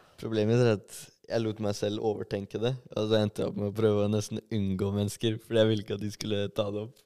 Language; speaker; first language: Norwegian; early bilingual, other home language; Albanian